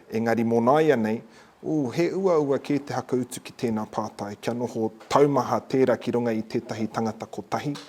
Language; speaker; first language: Māori; native; Māori